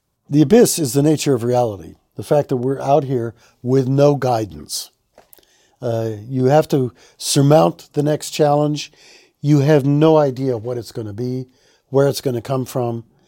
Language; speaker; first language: English; native; English